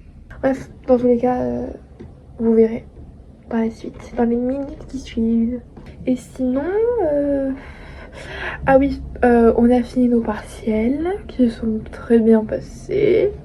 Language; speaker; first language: French; native; French